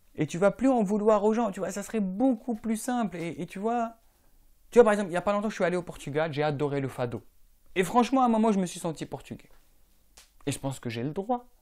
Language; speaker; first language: French; non-native, local second language; Arabic